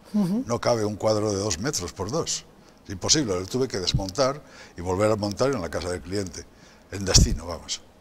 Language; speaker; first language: Spanish; native; Spanish